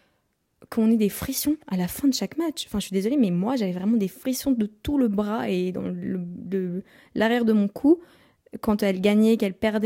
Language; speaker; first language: French; native; French